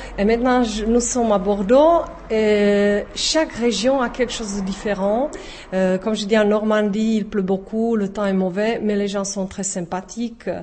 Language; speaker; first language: French; non-native, fluent; Czech